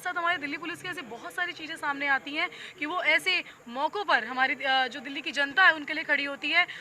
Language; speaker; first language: Hindi; native; Hindi